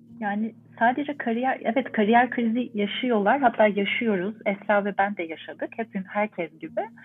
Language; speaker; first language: Turkish; native; Turkish